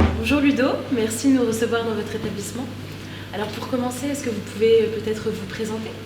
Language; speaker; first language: French; native; French